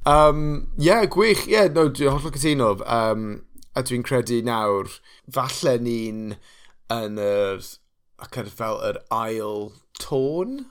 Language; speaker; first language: Welsh; non-native, local second language; English